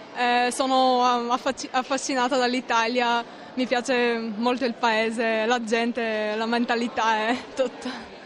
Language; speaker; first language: Italian; non-native, fluent; Bulgarian